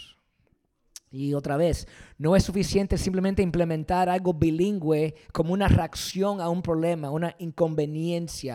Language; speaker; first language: Spanish; early bilingual, heritage; Spanish